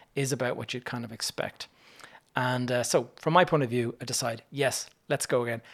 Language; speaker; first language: English; native; English